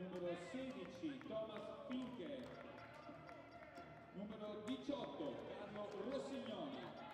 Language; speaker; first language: Italian; native; Italian